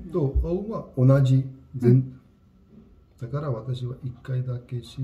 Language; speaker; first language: Japanese; non-native, learner; Hindi